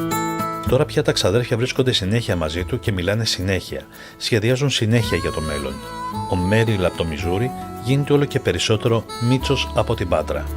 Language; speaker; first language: Greek; native; Greek